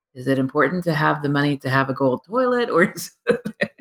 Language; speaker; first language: English; native; English